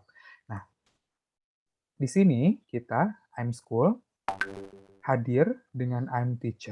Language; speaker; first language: Indonesian; native; Indonesian